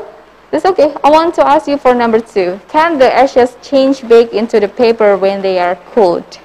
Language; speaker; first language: English; non-native, learner; Indonesian